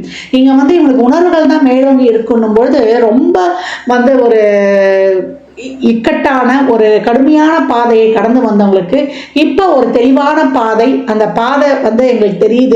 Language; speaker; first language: Tamil; native; Tamil